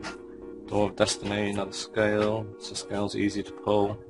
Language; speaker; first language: English; native; English